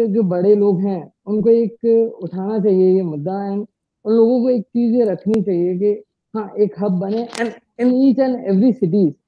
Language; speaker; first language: Hindi; native; Hindi